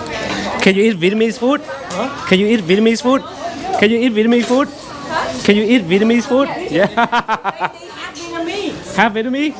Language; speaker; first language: English; non-native, fluent; Vietnamese